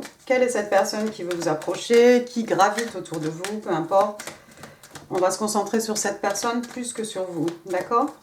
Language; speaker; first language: French; native; French